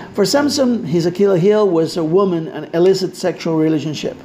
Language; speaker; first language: English; non-native, fluent; Spanish